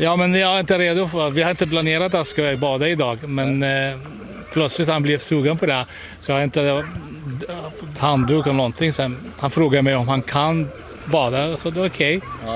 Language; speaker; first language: Swedish; non-native, learner; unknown